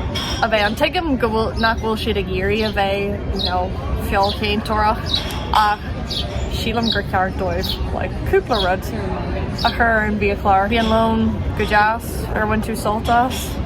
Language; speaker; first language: Irish; non-native, local second language; English